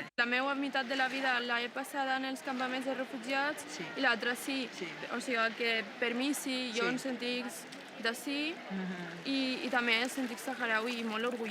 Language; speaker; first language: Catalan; early bilingual, other home language; Arabic